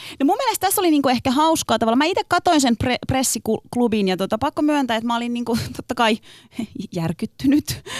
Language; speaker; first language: Finnish; early bilingual, other home language; Turkish